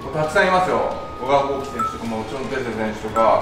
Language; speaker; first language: Japanese; native; Japanese